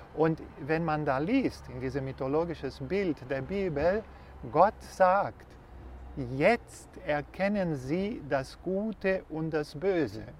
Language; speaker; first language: German; non-native, fluent; Portuguese